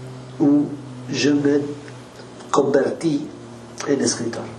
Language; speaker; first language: French; non-native, learner; Spanish